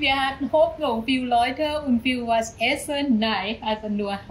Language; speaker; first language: German; non-native, learner; Thai